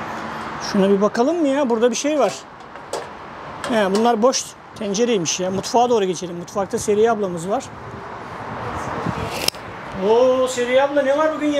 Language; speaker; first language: Turkish; native; Turkish